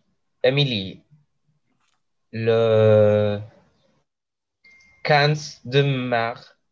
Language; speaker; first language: French; non-native, learner; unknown